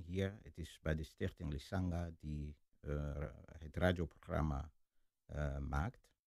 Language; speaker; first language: Dutch; non-native, fluent; Lingala